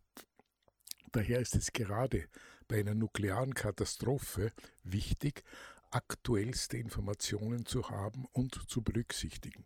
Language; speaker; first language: German; native; German